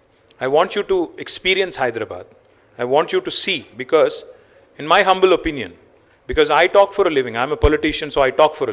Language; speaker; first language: English; non-native, local second language; Telugu